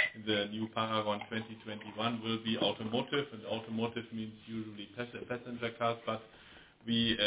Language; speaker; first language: English; non-native, fluent; German